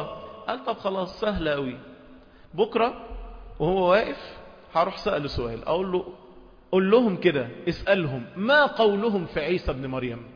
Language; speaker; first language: Arabic; native; Arabic